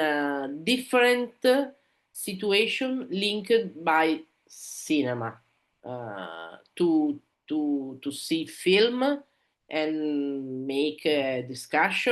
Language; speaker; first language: English; non-native, learner; Italian